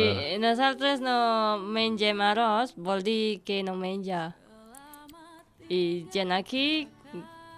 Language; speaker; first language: Catalan; non-native, learner; Indonesian